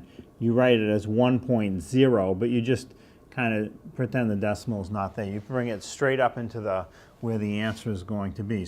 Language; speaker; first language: English; native; English